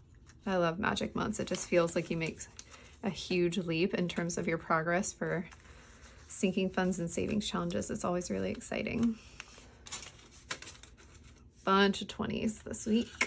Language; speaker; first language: English; native; English